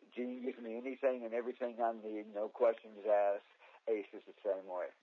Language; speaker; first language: English; native; English